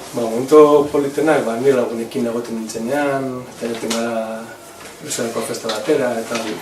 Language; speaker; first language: Basque; non-native, local second language; Spanish